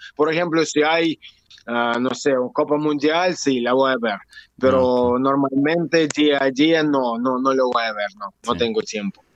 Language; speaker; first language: Spanish; non-native, learner; Russian